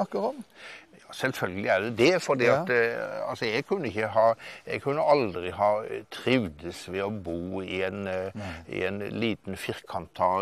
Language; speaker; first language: Norwegian; native; Norwegian